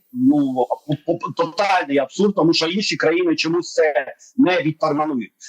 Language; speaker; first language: Ukrainian; non-native, local second language; Hungarian